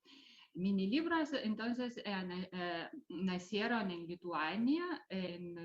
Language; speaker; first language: Spanish; non-native, fluent; Lithuanian